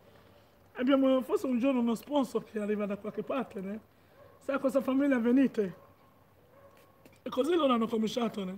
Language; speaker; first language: Italian; non-native, learner; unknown